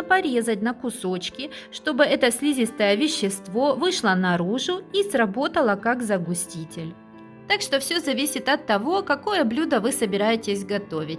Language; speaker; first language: Russian; native; Russian